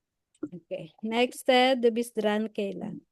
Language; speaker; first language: German; non-native, fluent; Filipino